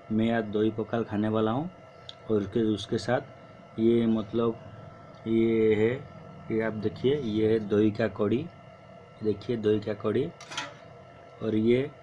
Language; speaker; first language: Hindi; non-native, local second language; Odia